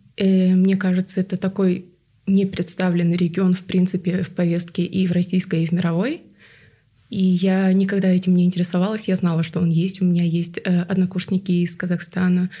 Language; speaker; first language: Russian; non-native, local second language; Tuvinian